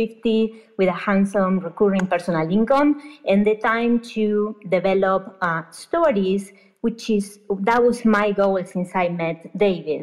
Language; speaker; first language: English; non-native, fluent; Spanish